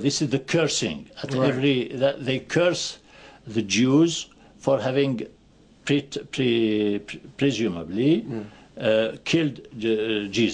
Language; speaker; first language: English; non-native, fluent; Arabic